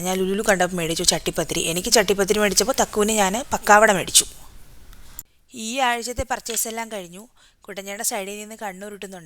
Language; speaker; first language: Malayalam; native; Malayalam